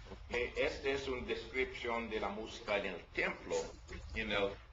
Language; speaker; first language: Spanish; non-native, learner; English